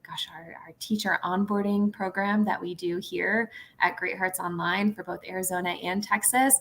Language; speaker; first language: English; native; English